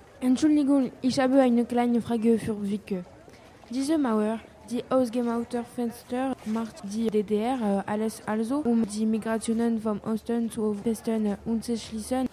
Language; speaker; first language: German; non-native, learner; French